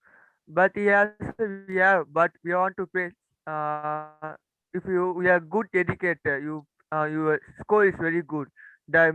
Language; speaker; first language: English; non-native, learner; Tamil